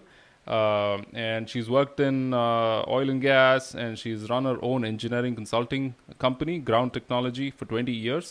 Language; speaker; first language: English; non-native, local second language; Kannada